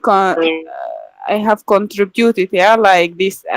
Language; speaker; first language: English; non-native, learner; Arabic